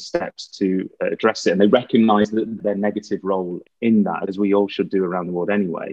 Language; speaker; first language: English; native; English